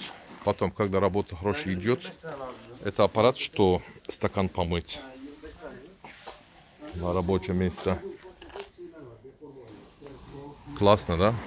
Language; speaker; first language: Russian; non-native, learner; Turkish